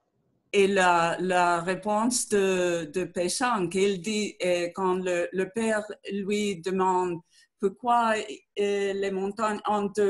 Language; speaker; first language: French; non-native, learner; Spanish